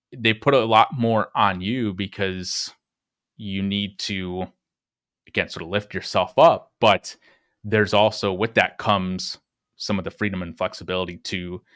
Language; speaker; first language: English; native; English